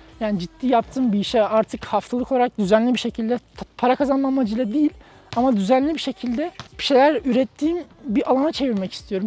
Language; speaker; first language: Turkish; native; Turkish